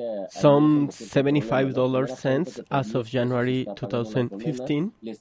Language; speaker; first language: English; non-native, fluent; Spanish